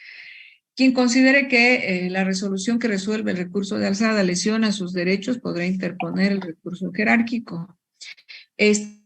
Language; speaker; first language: Spanish; native; Spanish